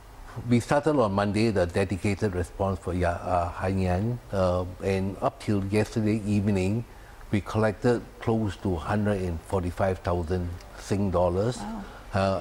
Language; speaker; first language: English; non-native, local second language; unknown